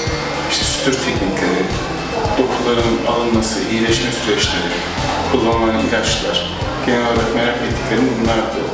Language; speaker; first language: Turkish; native; Turkish